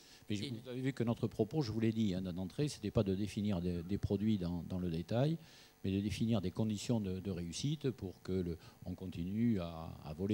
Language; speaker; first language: French; native; French